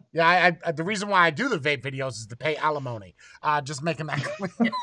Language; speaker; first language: English; native; English